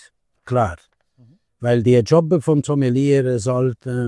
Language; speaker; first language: German; non-native, fluent; Italian